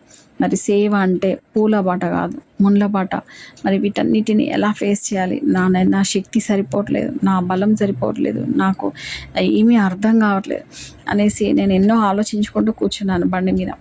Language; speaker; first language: Telugu; native; Telugu